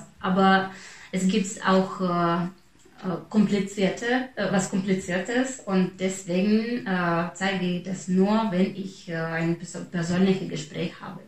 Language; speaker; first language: German; non-native, fluent; Russian